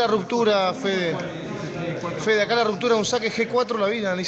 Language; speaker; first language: Spanish; native; Spanish